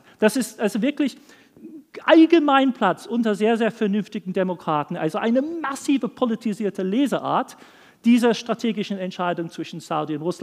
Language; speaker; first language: German; non-native, fluent; English